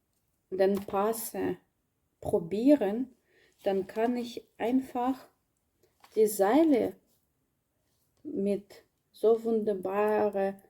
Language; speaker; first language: German; non-native, learner; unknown